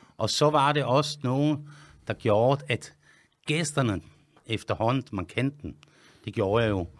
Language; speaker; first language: Danish; non-native, fluent; French